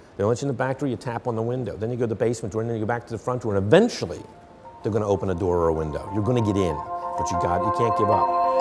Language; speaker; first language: English; native; English